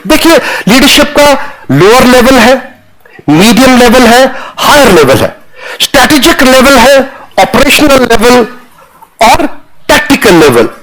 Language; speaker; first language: Hindi; non-native, local second language; Punjabi